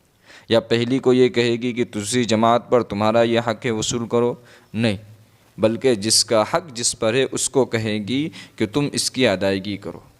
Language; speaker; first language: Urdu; non-native, local second language; Gujarati